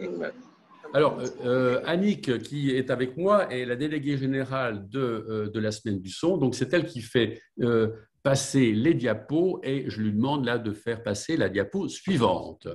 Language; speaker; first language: French; native; French